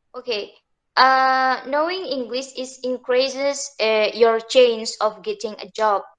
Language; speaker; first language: English; non-native, learner; Indonesian